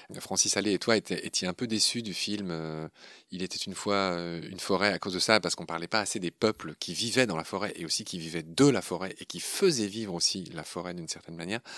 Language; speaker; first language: French; native; French